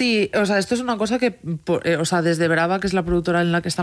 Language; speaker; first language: Spanish; native; Spanish